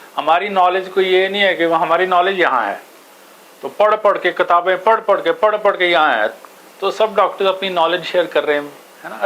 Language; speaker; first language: Hindi; non-native, local second language; Punjabi